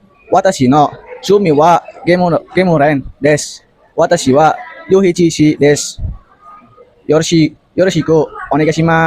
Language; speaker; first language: Japanese; non-native, learner; Indonesian